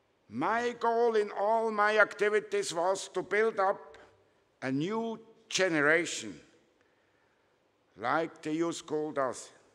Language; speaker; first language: English; non-native, fluent; German